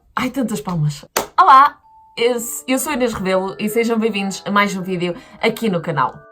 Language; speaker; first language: Portuguese; native; Portuguese